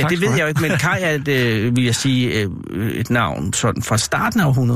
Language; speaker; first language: Danish; native; Danish